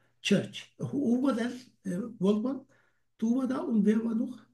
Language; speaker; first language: German; non-native, learner; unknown